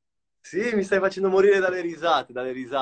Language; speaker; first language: Italian; native; Italian